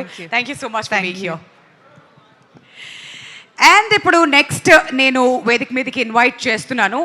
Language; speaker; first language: Telugu; native; Telugu